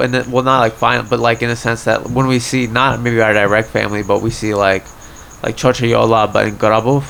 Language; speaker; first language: English; early bilingual, other home language; Polish